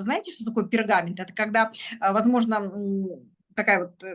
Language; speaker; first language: Russian; native; Russian